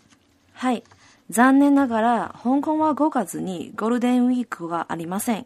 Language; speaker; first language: Japanese; non-native, fluent; Cantonese